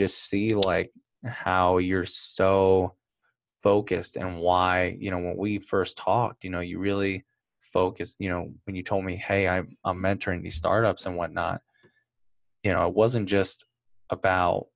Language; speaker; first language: English; native; English